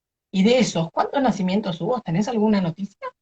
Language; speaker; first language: Spanish; native; Spanish